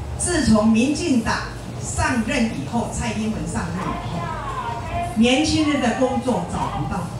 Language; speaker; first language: Chinese; non-native, local second language; Hakka Chinese